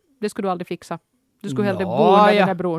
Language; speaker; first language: Swedish; native; Swedish